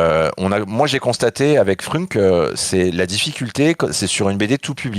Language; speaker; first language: French; native; French